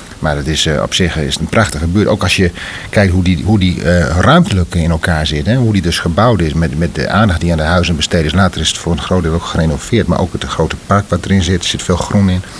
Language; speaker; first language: Dutch; native; Dutch